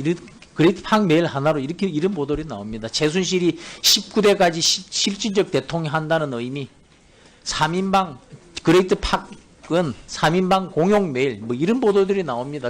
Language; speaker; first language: Korean; native; Korean